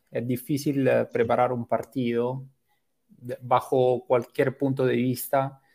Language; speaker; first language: Spanish; non-native, fluent; Italian